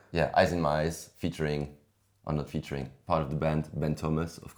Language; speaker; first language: English; non-native, fluent; French